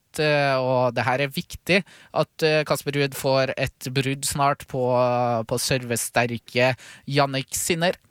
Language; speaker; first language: Norwegian; native; Norwegian